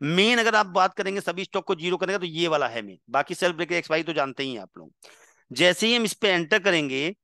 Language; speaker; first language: Hindi; non-native, local second language; Gujarati